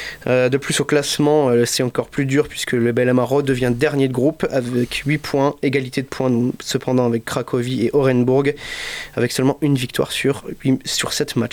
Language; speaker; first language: French; native; French